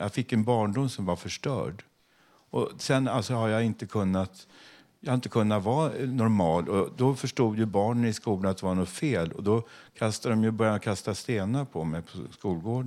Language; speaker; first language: Swedish; native; Swedish